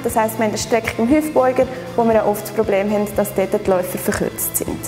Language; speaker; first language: German; native; German